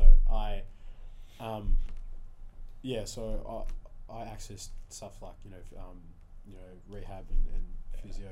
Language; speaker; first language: English; early bilingual, other home language; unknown